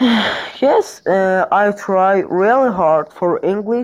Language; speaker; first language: English; non-native, learner; Persian